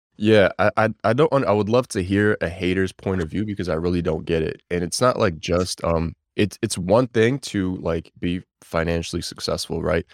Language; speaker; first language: English; early bilingual, other home language; Bulgarian